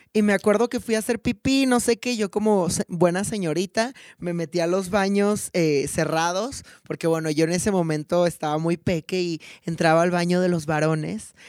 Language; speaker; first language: Spanish; native; Spanish